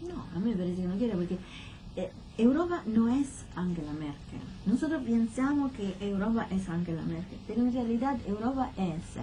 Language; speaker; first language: Spanish; non-native, fluent; Italian